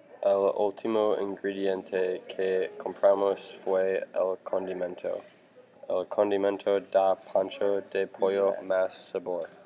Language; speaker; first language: Spanish; non-native, learner; English